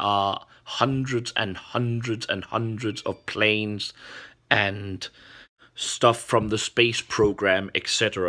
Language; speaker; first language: English; non-native, fluent; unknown